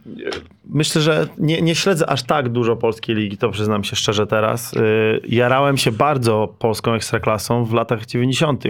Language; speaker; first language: Polish; native; Polish